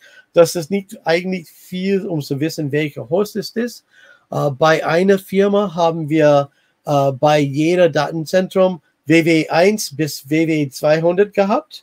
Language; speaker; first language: German; non-native, fluent; English